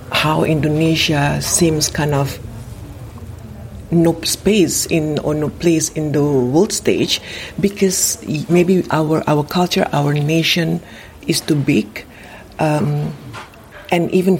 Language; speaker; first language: English; non-native, fluent; Indonesian